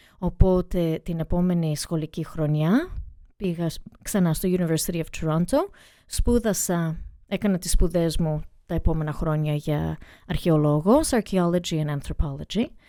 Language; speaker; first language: Greek; early bilingual, heritage; Greek